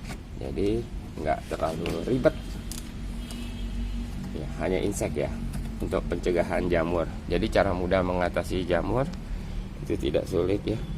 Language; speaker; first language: Indonesian; native; Indonesian